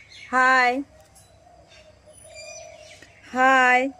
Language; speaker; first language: Hindi; non-native, local second language; Bangla